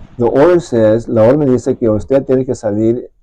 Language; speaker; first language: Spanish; early bilingual, heritage; Spanish